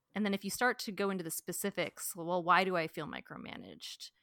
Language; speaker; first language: English; native; English